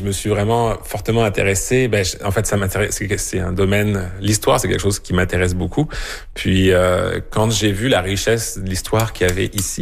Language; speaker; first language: French; native; French